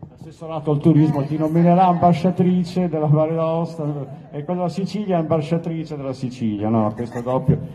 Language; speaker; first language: Italian; native; Italian